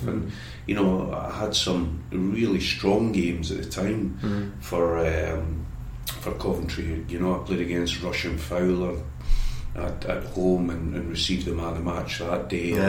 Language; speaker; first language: English; native; English